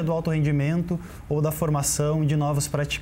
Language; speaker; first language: Portuguese; native; Portuguese